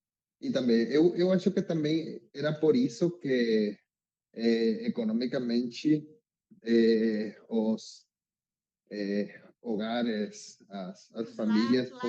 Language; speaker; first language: Portuguese; non-native, learner; Spanish